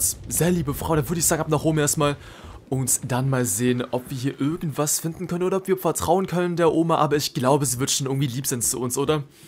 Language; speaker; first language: German; native; German